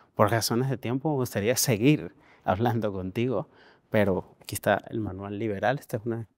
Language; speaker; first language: Spanish; native; Spanish